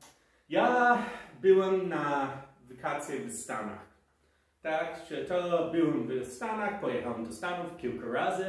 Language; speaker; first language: Polish; non-native, fluent; English